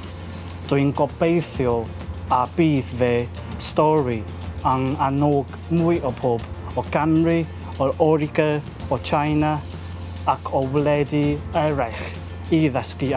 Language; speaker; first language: Welsh; non-native, learner; Chinese